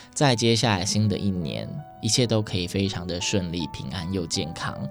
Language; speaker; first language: Chinese; native; Chinese